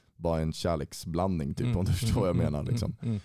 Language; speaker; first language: Swedish; native; Swedish